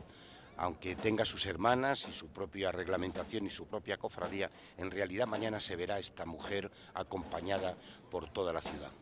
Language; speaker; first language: Spanish; native; Spanish